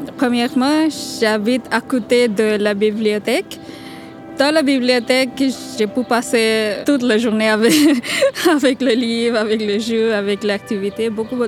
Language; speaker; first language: French; non-native, learner; Bangla